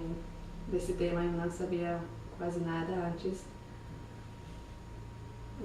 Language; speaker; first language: Portuguese; non-native, fluent; Hungarian